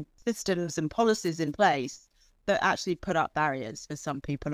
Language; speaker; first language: English; native; English